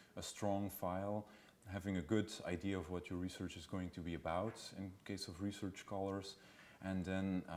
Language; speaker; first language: English; non-native, fluent; Dutch